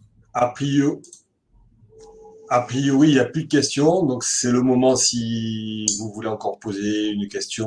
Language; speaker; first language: French; native; French